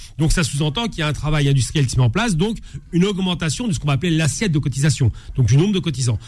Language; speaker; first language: French; native; French